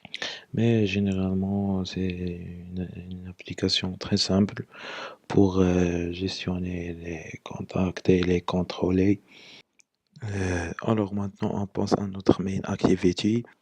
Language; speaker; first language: French; non-native, local second language; Arabic